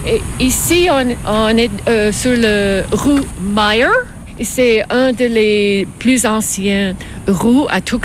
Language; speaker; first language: French; non-native, fluent; English